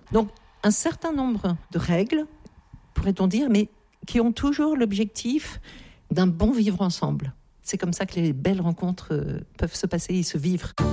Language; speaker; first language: French; native; French